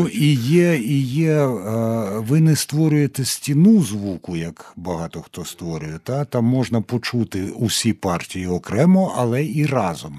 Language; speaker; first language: Ukrainian; native; Ukrainian